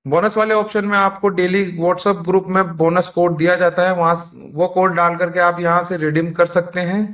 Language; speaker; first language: Hindi; native; Hindi